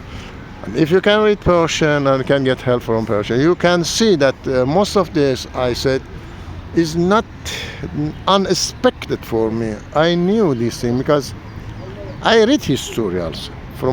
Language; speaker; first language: English; non-native, learner; Persian